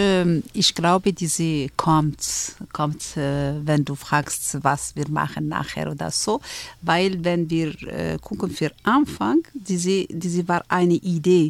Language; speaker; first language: German; non-native, learner; Arabic